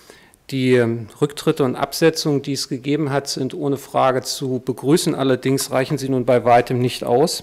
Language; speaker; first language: German; native; German